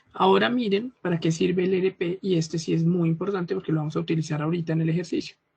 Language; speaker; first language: Spanish; native; Spanish